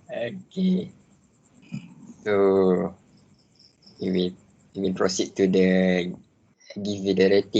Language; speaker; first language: English; non-native, local second language; Malay